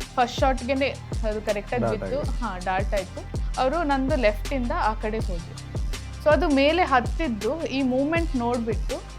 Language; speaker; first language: Kannada; native; Kannada